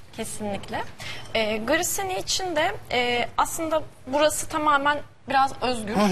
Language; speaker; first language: Turkish; native; Turkish